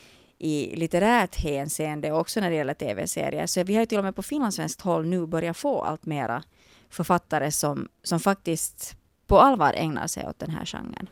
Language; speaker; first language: Swedish; native; Swedish